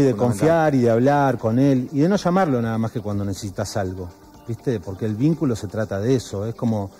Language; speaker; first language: Spanish; native; Spanish